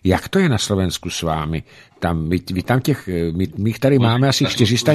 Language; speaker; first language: Czech; native; Czech